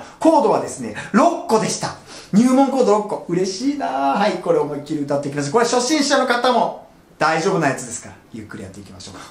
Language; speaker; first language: Japanese; native; Japanese